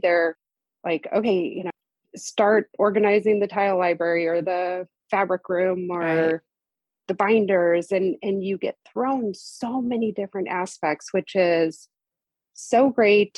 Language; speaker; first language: English; native; English